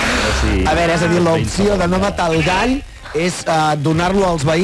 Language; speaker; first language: Catalan; native; Catalan